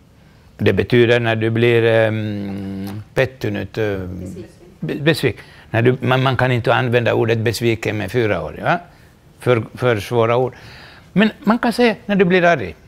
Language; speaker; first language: Swedish; non-native, local second language; Finnish